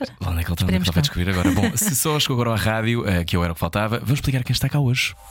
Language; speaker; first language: Portuguese; native; Portuguese